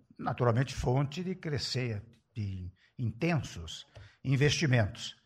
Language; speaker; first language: Portuguese; early bilingual, other home language; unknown